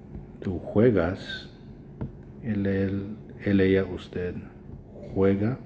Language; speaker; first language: Spanish; non-native, fluent; English